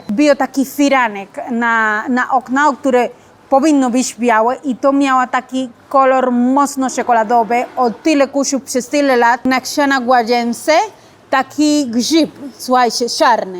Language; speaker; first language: Polish; non-native, learner; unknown